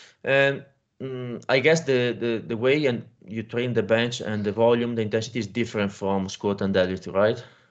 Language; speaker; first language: English; non-native, fluent; Italian